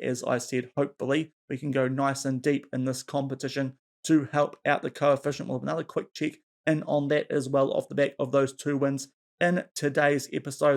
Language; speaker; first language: English; native; English